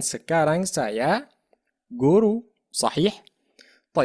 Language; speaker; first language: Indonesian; non-native, fluent; Arabic